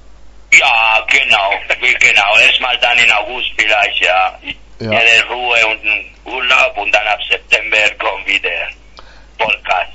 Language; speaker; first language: German; non-native, fluent; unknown